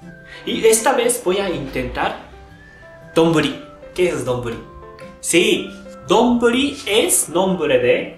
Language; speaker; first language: Spanish; non-native, fluent; Japanese